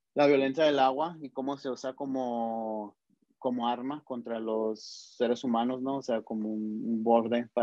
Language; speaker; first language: Spanish; early bilingual, heritage; Spanish